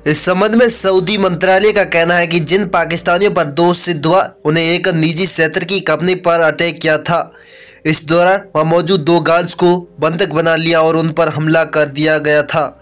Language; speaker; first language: Hindi; native; Hindi